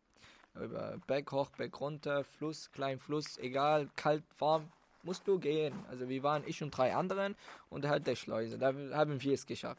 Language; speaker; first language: German; non-native, fluent; Kurdish